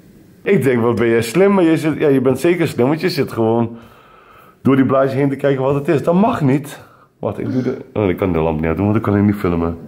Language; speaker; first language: Dutch; native; Dutch